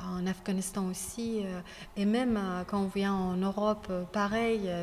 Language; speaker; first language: French; non-native, fluent; Persian